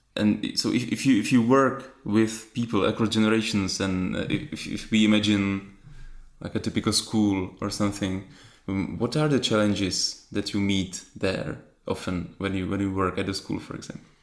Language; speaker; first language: English; non-native, fluent; Czech